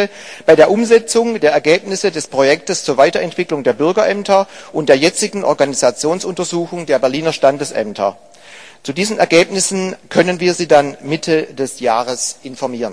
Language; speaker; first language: German; native; German